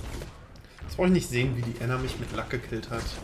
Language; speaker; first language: German; native; German